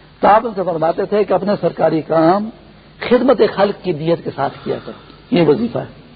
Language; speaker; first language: Urdu; non-native, local second language; Pashto